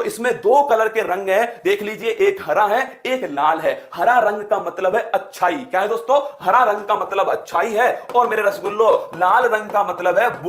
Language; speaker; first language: Hindi; native; Hindi